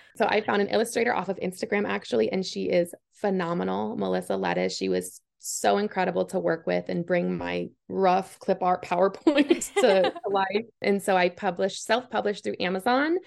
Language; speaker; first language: English; native; English